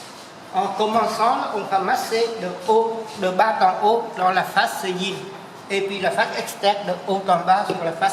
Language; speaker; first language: French; native; French